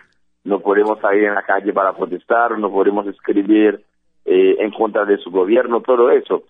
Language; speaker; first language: Spanish; non-native, fluent; Haitian Creole